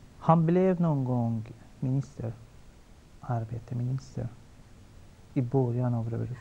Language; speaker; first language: Swedish; non-native, fluent; Persian